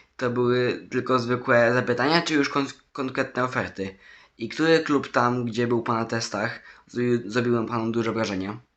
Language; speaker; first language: Polish; native; Polish